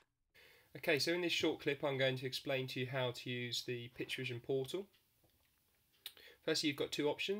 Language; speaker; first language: English; native; English